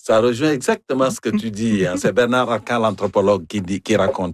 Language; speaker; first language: French; native; French